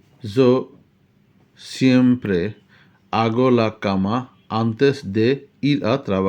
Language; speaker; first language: Spanish; non-native, fluent; Bangla